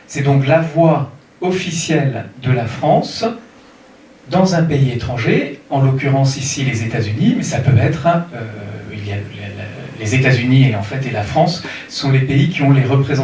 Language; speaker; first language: French; native; French